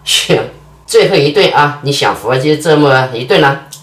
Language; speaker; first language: Chinese; native; Chinese